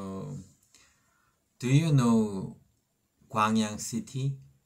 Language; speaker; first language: English; non-native, learner; Korean